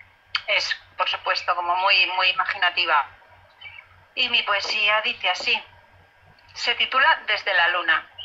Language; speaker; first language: Spanish; native; Spanish